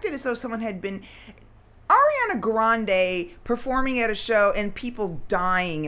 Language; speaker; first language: English; native; English